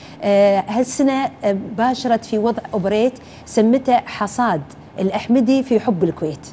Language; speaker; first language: Arabic; native; Arabic